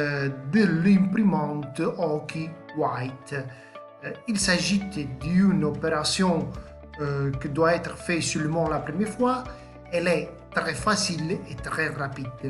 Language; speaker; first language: French; non-native, fluent; Italian